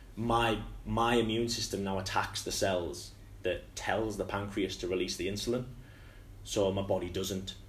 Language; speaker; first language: English; native; English